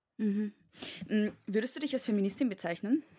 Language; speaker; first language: German; native; German